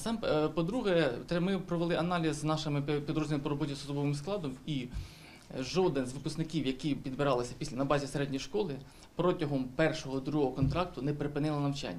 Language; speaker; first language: Ukrainian; native; Ukrainian